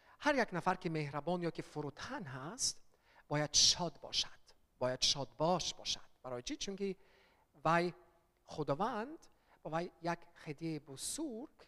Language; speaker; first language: Persian; early bilingual, heritage; Persian